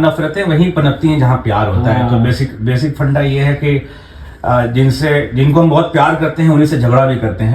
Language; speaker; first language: Hindi; native; Hindi